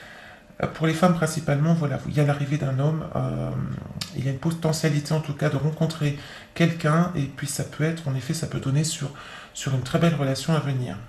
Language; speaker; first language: French; native; French